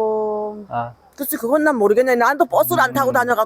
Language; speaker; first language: Korean; native; Korean